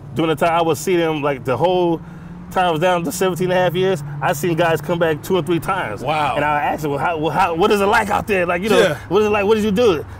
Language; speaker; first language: English; native; English